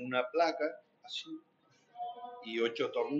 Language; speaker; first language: Spanish; native; Spanish